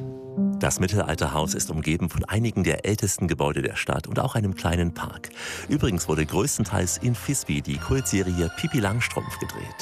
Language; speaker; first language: German; native; German